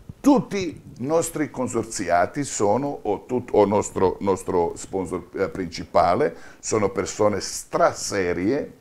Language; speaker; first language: Italian; non-native, fluent; Croatian